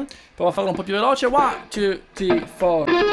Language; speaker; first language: Italian; native; Italian